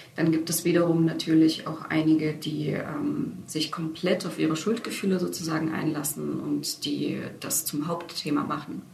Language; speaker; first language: German; native; German